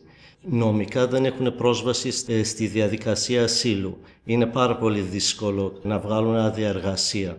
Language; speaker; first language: Greek; non-native, fluent; Kurdish